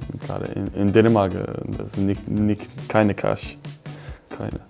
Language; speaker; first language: German; non-native, learner; Danish